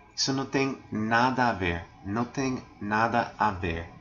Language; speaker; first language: Portuguese; non-native, fluent; English